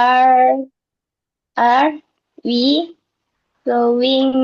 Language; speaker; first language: English; non-native, learner; Indonesian